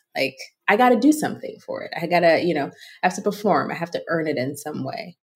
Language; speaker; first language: English; non-native, local second language; Yoruba